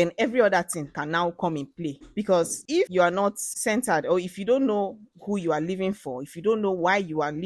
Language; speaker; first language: English; non-native, local second language; Ibibio